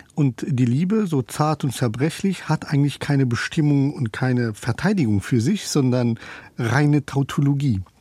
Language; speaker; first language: German; non-native, fluent; Persian